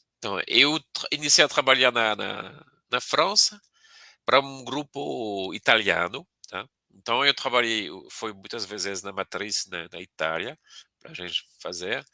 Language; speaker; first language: Portuguese; non-native, fluent; French